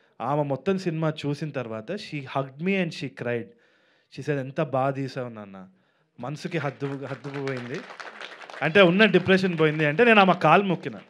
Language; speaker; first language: Telugu; native; Telugu